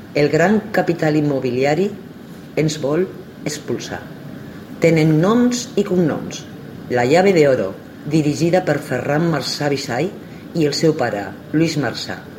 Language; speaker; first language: Catalan; native; Catalan